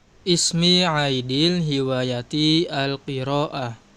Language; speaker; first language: Arabic; non-native, learner; Indonesian